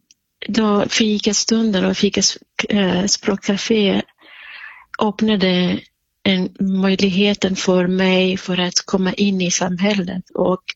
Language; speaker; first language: Swedish; non-native, fluent; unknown